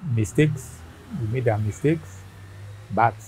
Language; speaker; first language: English; non-native, local second language; Akan